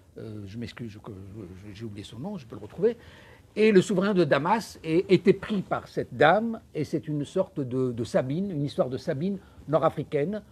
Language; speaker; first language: French; non-native, local second language; Arabic